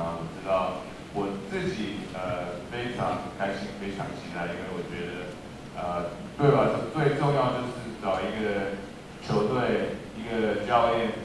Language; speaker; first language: Chinese; early bilingual, heritage; English